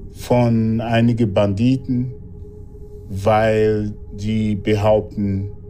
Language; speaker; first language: German; non-native, fluent; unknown